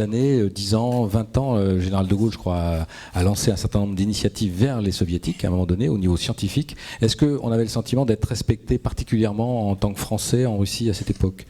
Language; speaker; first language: French; native; French